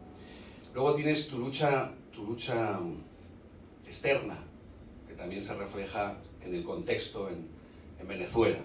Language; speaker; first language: Spanish; native; Spanish